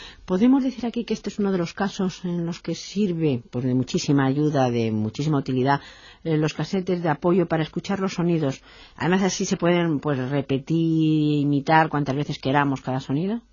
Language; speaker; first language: Spanish; native; Spanish